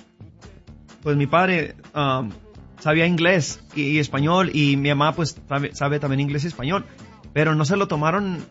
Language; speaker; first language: Spanish; early bilingual, heritage; Spanish